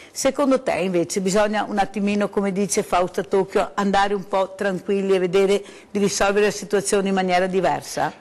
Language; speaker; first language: Italian; native; Italian